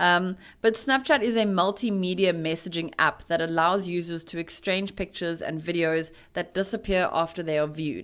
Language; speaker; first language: English; native; English